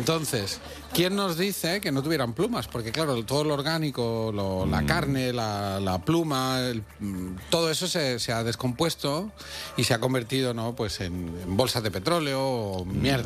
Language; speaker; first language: Spanish; native; Spanish